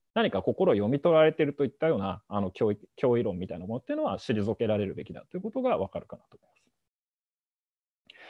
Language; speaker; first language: Japanese; native; Japanese